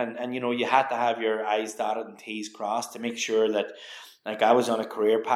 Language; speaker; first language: English; native; English